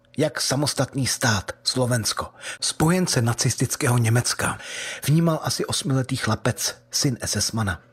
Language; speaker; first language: Czech; native; Czech